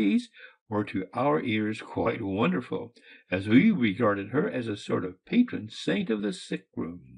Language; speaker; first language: English; native; English